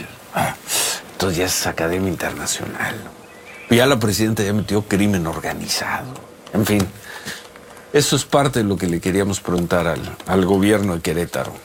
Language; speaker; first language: Spanish; native; Spanish